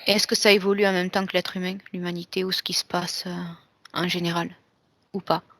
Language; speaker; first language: French; native; French